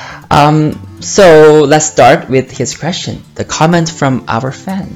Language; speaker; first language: English; non-native, fluent; Chinese